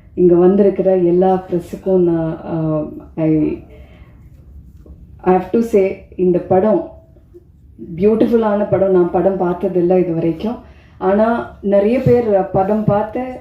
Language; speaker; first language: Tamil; non-native, fluent; Malayalam